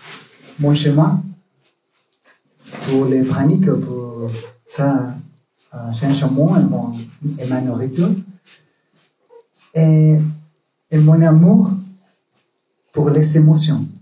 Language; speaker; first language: French; non-native, learner; Spanish